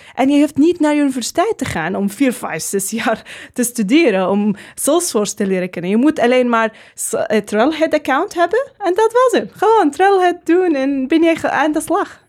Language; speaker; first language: Dutch; non-native, learner; Arabic